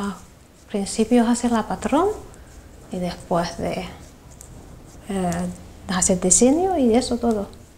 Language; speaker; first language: Spanish; non-native, learner; Finnish